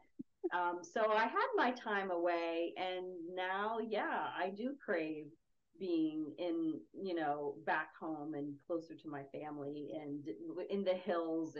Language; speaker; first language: English; native; English